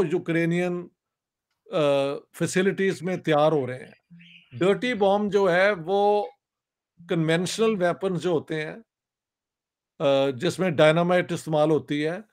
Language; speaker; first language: Urdu; non-native, local second language; Punjabi